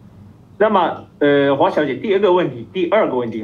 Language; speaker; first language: Chinese; non-native, fluent; Japanese